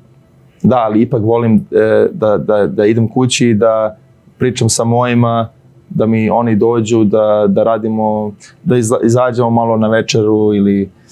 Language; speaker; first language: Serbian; early bilingual, heritage; Serbian